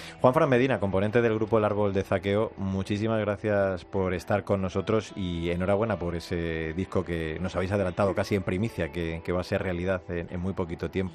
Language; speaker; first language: Spanish; native; Spanish